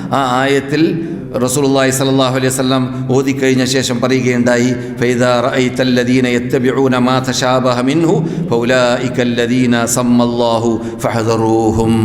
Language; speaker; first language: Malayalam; native; Malayalam